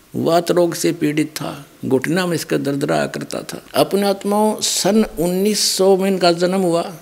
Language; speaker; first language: Hindi; native; Hindi